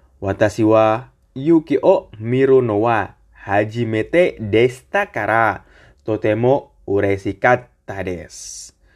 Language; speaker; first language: Japanese; non-native, learner; Indonesian